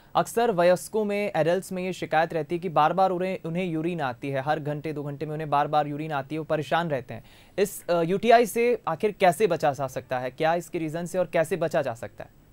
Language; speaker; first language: Hindi; native; Hindi